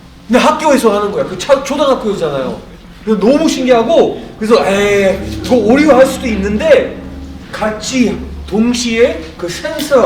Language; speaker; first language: Korean; early bilingual, heritage; Korean